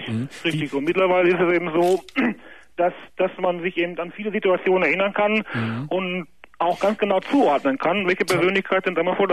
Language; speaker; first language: German; native; German